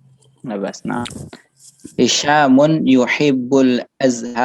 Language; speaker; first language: Arabic; non-native, learner; Indonesian